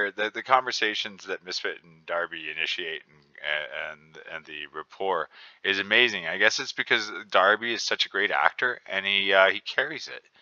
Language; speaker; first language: English; native; English